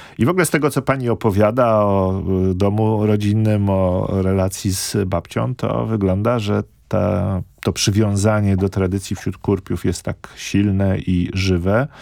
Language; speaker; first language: Polish; native; Polish